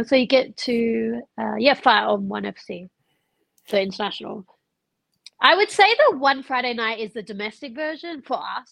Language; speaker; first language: English; native; English